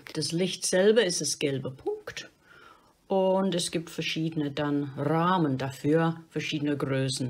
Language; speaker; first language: German; non-native, fluent; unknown